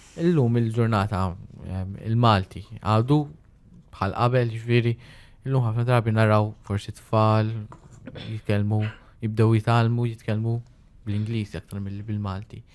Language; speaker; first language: Maltese; native; Maltese